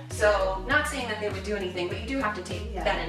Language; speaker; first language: English; native; English